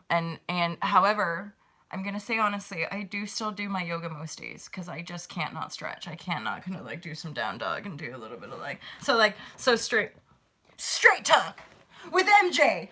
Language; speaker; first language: English; native; English